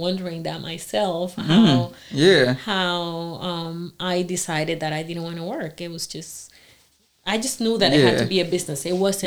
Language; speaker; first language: English; non-native, fluent; Spanish